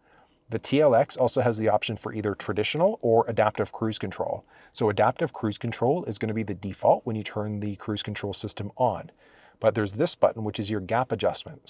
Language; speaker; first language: English; native; English